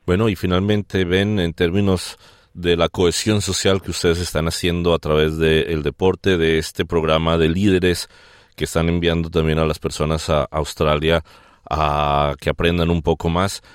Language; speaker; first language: Spanish; native; Spanish